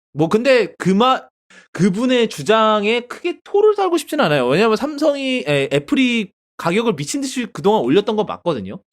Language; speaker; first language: Korean; native; Korean